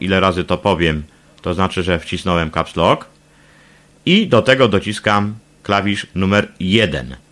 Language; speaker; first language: Polish; native; Polish